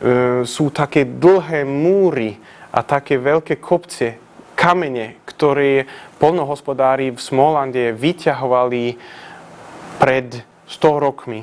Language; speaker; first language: Slovak; non-native, fluent; Swedish